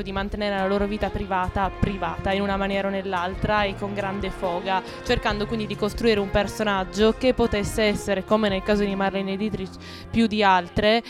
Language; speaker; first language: Italian; native; Italian